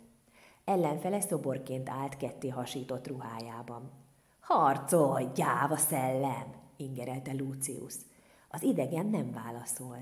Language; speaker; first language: Hungarian; native; Hungarian